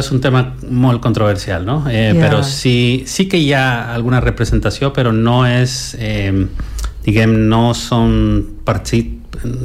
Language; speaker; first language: Catalan; non-native, fluent; Spanish